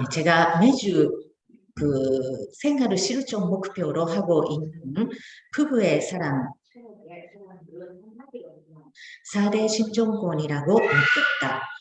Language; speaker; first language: Korean; non-native, fluent; Japanese